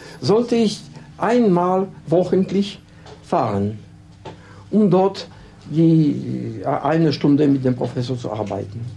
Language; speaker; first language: German; non-native, learner; Polish